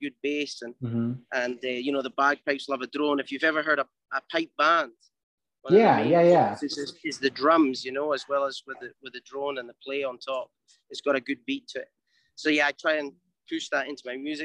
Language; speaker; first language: English; native; English